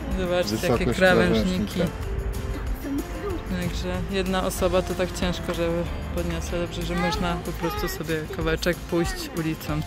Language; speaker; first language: Polish; native; Polish